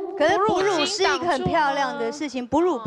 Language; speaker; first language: Chinese; native; Chinese